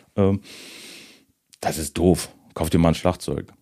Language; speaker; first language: German; native; German